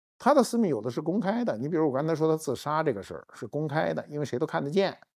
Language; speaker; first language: Chinese; native; Chinese